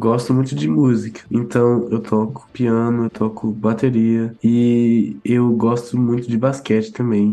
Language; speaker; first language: Portuguese; early bilingual, heritage; Portuguese